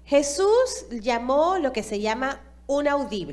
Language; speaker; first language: Spanish; non-native, fluent; English